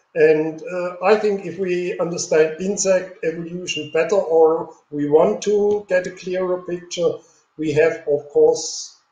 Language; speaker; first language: English; non-native, fluent; German